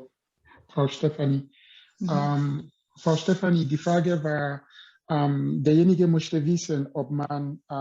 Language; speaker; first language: German; non-native, fluent; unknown